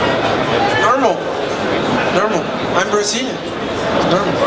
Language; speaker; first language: English; non-native, learner; Portuguese